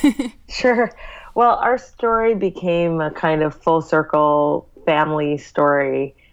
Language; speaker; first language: English; native; English